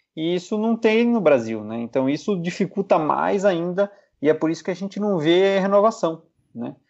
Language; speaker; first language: Portuguese; native; Portuguese